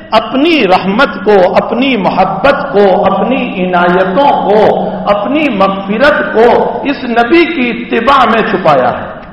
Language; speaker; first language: Urdu; non-native, local second language; Gujarati